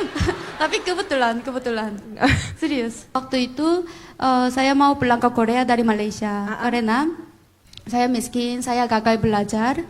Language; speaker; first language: Indonesian; non-native, fluent; Korean